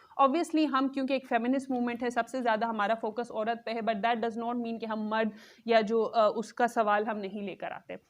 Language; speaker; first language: Urdu; non-native, local second language; Khowar